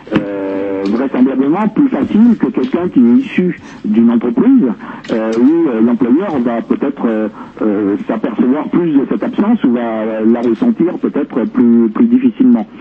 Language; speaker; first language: French; native; French